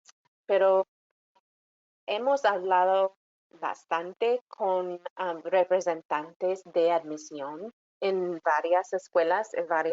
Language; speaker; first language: Spanish; non-native, fluent; English